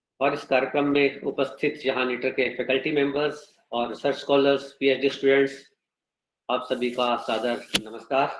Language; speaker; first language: Hindi; non-native, local second language; Punjabi